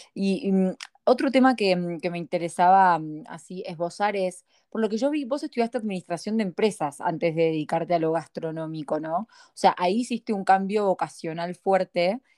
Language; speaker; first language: Spanish; native; Spanish